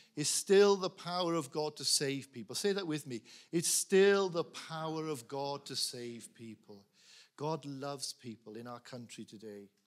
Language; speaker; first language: English; native; English